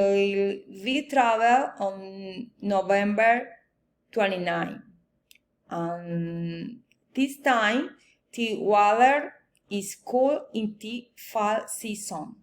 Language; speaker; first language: English; non-native, learner; Spanish